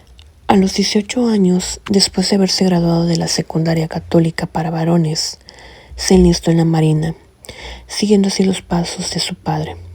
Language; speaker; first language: Spanish; native; Spanish